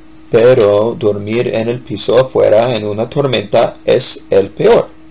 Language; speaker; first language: Spanish; non-native, fluent; English